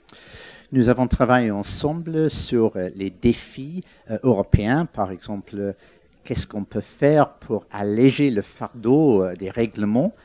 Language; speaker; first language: French; non-native, fluent; English